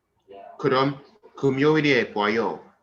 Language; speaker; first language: Korean; non-native, learner; English